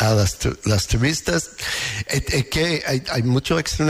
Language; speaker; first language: Spanish; non-native, learner; English